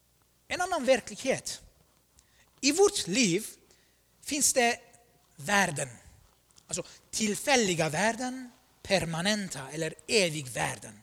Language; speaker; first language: Swedish; non-native, fluent; Armenian